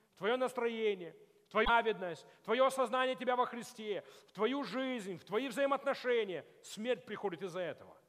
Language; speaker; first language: Russian; non-native, local second language; Ukrainian